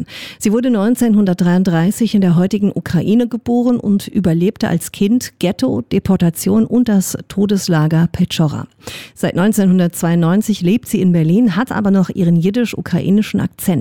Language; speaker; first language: German; native; German